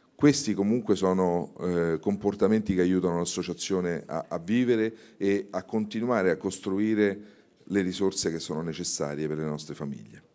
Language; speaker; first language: Italian; native; Italian